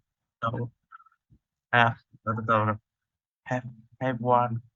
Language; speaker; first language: English; non-native, learner; Vietnamese